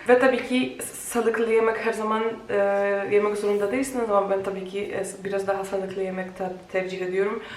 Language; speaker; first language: Turkish; non-native, fluent; Polish